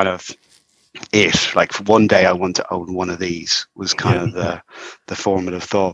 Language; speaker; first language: English; native; English